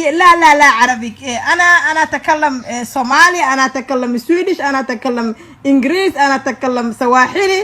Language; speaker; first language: Arabic; non-native, learner; Somali